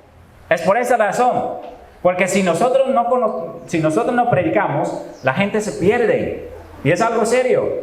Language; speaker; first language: Spanish; non-native, fluent; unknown